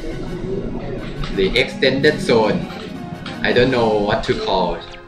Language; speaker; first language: English; non-native, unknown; Thai